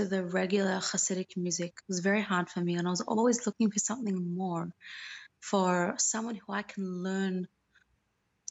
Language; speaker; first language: English; native; English